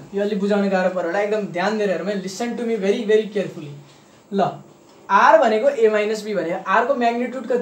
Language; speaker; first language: Nepali; native; Nepali